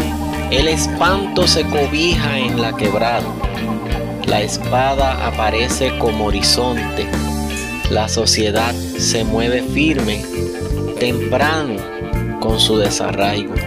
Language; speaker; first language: Spanish; native; Spanish